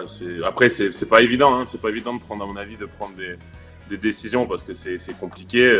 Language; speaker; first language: French; native; French